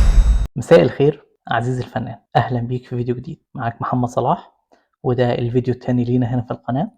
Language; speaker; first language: Arabic; native; Arabic